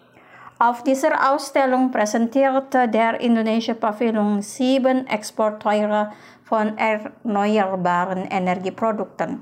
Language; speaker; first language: German; non-native, fluent; Indonesian